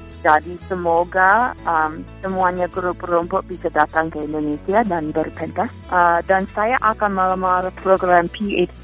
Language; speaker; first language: Indonesian; non-native, fluent; English